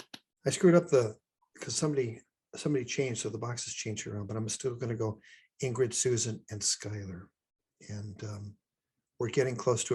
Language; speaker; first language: English; native; English